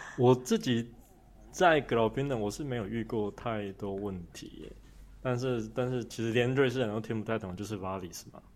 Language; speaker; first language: Chinese; native; Chinese